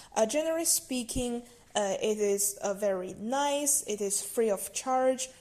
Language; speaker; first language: English; non-native, fluent; Chinese